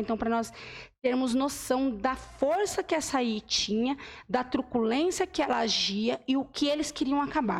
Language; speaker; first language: Portuguese; native; Portuguese